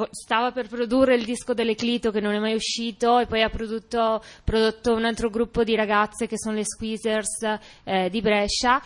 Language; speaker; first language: Italian; native; Italian